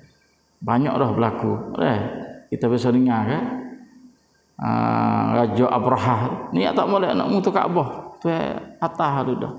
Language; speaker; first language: Malay; native; Malay